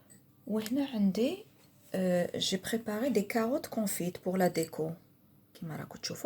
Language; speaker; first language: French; non-native, local second language; Arabic